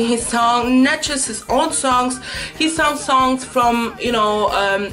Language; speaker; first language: English; non-native, fluent; Portuguese